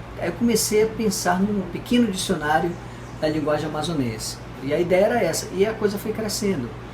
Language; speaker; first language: Portuguese; native; Portuguese